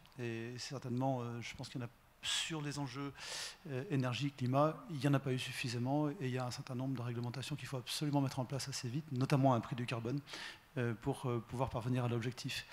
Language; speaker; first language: French; native; French